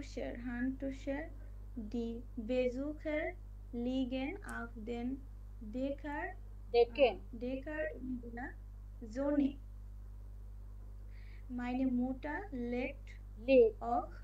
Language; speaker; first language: German; non-native, learner; Bangla